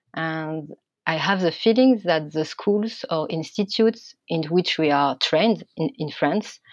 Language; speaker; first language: English; non-native, fluent; French